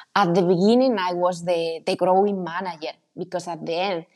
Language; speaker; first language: English; non-native, fluent; Spanish